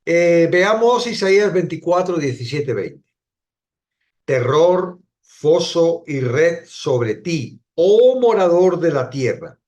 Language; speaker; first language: Spanish; native; Spanish